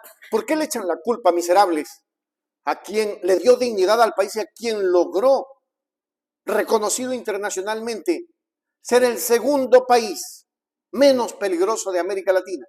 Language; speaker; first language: Spanish; native; Spanish